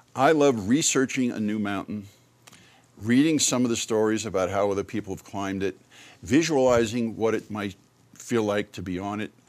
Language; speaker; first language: English; native; English